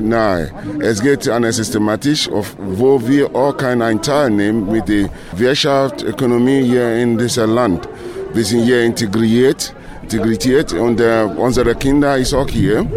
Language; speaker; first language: German; non-native, learner; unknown